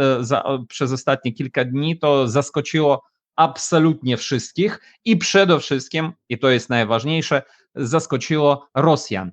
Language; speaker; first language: Polish; non-native, fluent; Ukrainian